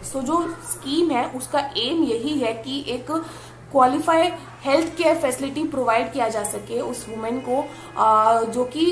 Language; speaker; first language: Hindi; native; Hindi